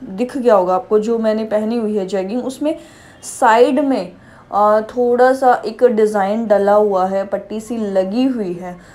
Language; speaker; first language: Hindi; native; Hindi